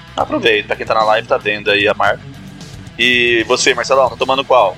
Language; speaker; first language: Portuguese; native; Portuguese